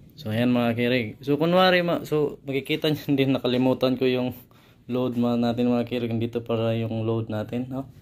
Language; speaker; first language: Filipino; non-native, local second language; Cebuano